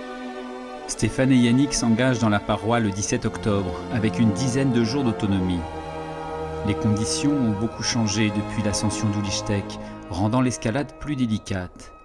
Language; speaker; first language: French; native; French